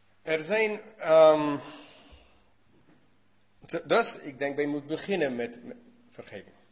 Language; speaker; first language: Dutch; non-native, learner; English